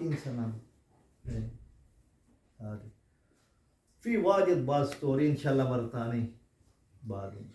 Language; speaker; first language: Arabic; non-native, learner; Urdu